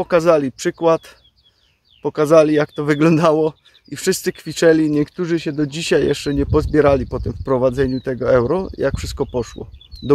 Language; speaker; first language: Polish; native; Polish